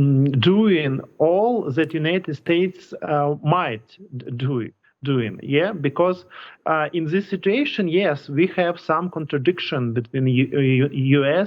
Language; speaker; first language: English; non-native, learner; Ukrainian